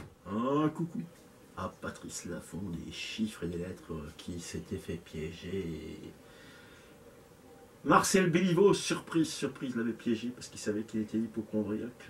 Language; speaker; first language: French; native; French